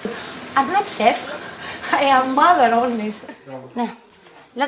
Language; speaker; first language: English; non-native, local second language; Greek